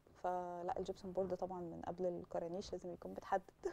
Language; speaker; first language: Arabic; native; Arabic